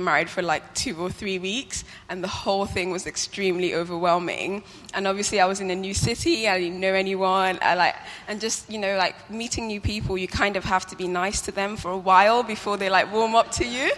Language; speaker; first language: English; native; English